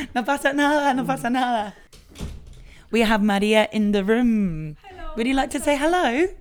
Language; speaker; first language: English; early bilingual, other home language; Spanish